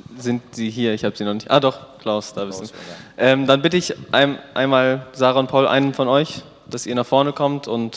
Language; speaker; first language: German; native; German